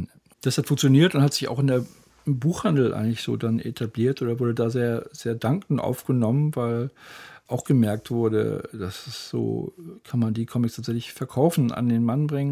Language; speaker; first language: German; native; German